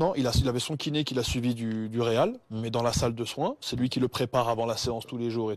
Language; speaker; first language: French; native; French